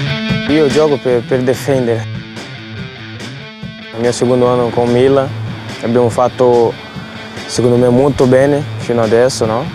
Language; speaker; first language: Italian; non-native, fluent; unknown